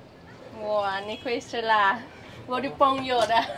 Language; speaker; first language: Chinese; non-native, learner; Indonesian